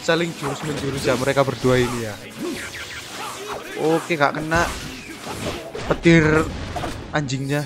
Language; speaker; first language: Indonesian; native; Indonesian